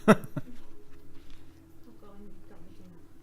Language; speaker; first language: French; native; French